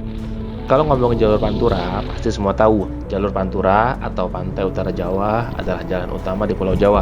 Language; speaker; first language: Indonesian; native; Indonesian